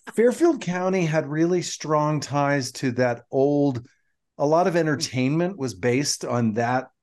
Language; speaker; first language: English; native; English